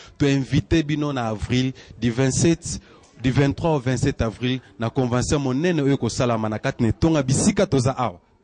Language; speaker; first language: French; non-native, local second language; Lingala